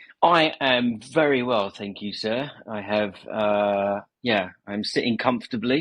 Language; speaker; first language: English; native; English